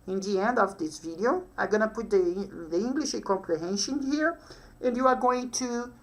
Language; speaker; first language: English; non-native, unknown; Portuguese